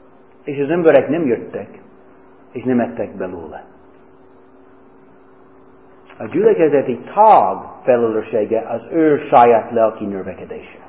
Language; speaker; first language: Hungarian; non-native, fluent; English